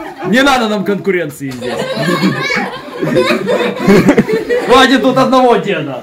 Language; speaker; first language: Russian; native; Russian